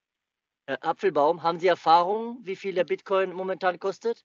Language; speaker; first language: German; native; German